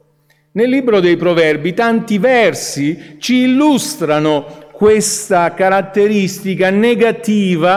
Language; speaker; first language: Italian; native; Italian